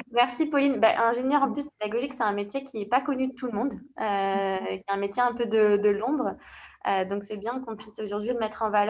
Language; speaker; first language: French; native; French